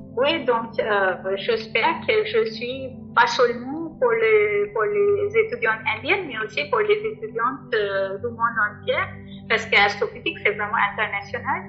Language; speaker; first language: French; non-native, fluent; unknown